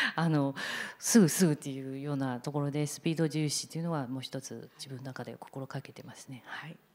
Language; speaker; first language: Japanese; non-native, fluent; Chinese